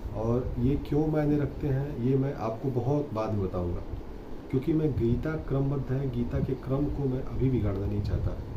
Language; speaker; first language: Hindi; native; Hindi